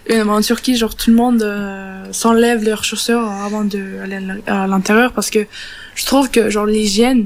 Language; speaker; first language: French; non-native, learner; Turkish